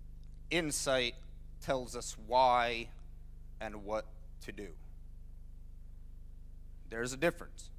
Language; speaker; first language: English; non-native, fluent; Finnish